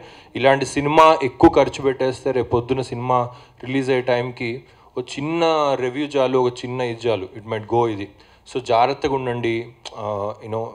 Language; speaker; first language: Telugu; native; Telugu